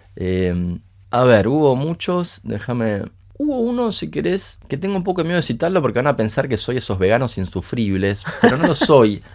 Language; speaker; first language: Spanish; early bilingual, other home language; Portuguese